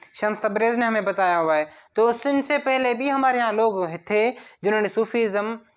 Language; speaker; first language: Urdu; non-native, local second language; Sindhi